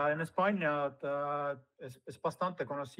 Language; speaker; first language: Spanish; non-native, fluent; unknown